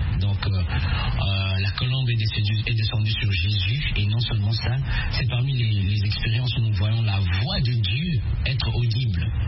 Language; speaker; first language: French; non-native, local second language; Swahili